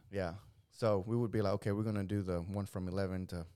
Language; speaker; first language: English; early bilingual, other home language; Spanish